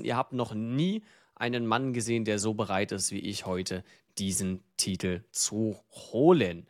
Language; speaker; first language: German; native; German